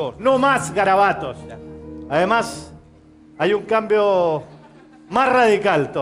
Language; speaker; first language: Spanish; native; Spanish